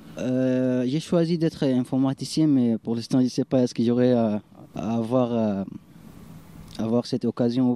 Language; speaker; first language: French; non-native, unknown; Arabic